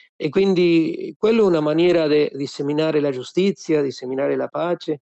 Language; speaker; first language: Italian; non-native, fluent; Spanish